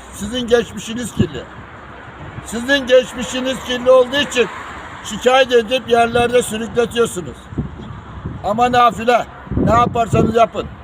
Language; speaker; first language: Turkish; native; Turkish